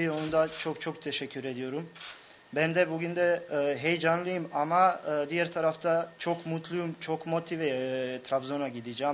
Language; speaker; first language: Turkish; non-native, fluent; Bosnian